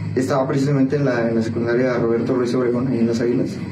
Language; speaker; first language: Spanish; native; Spanish